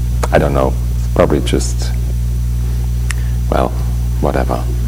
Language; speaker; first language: English; non-native, fluent; German